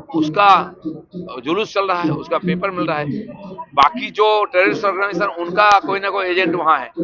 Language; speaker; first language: Hindi; non-native, local second language; Bangla